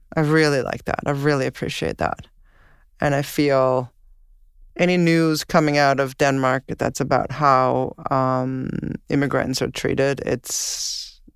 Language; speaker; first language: English; non-native, fluent; Danish